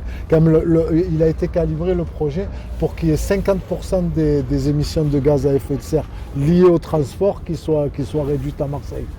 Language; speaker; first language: French; native; French